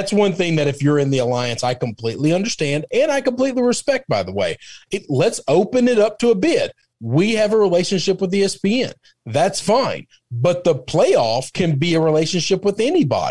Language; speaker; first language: English; native; English